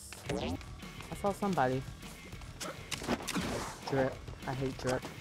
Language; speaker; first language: English; native; English